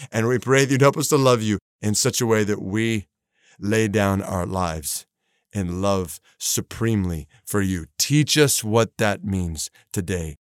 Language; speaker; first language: English; native; English